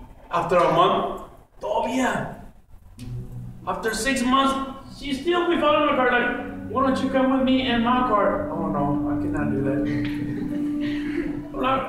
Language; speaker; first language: English; early bilingual, other home language; Spanish